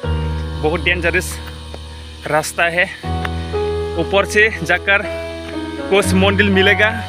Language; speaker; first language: Hindi; non-native, local second language; Kok Borok